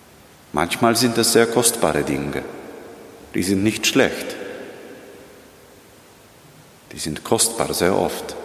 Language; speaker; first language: German; non-native, fluent; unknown